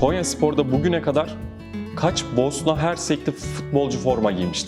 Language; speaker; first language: Turkish; native; Turkish